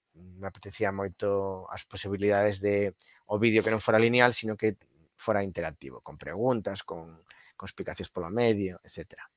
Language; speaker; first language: Galician; native; Galician